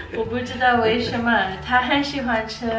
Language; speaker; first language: Chinese; non-native, learner; English